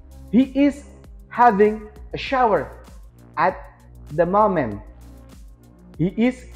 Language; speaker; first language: English; non-native, fluent; Indonesian